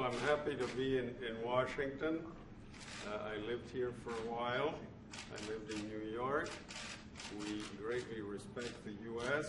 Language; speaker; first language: English; non-native, fluent; Spanish